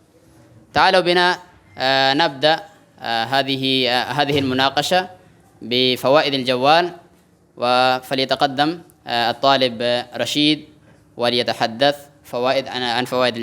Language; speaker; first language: Arabic; non-native, fluent; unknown